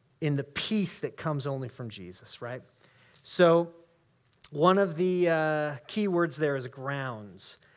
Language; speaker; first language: English; native; English